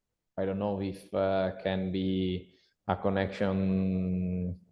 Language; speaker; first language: English; non-native, learner; Italian